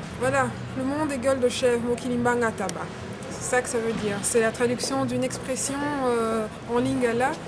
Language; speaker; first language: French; non-native, local second language; Lingala